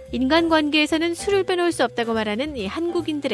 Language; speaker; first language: Korean; native; Korean